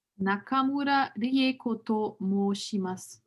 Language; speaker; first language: Japanese; non-native, learner; German